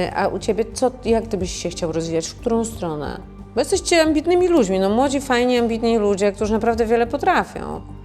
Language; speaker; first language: Polish; native; Polish